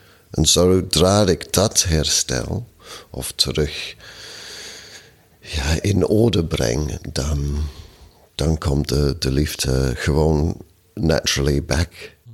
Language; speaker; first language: Dutch; non-native, fluent; English